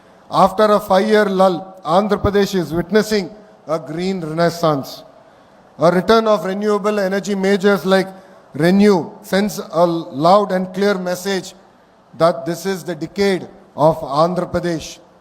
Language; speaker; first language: English; non-native, local second language; Telugu